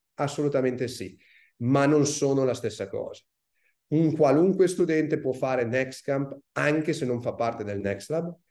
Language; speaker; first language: Italian; native; Italian